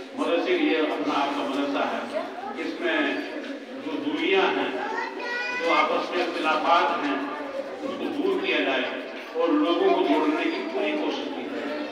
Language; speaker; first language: Urdu; native; Urdu